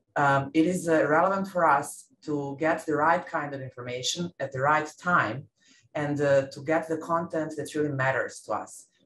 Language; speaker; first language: English; non-native, fluent; Serbian